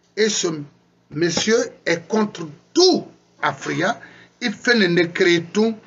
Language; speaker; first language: French; non-native, local second language; Susu